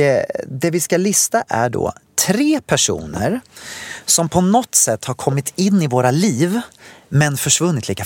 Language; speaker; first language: Swedish; native; Swedish